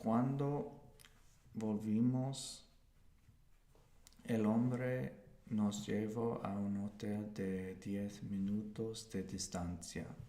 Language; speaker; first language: Spanish; non-native, learner; English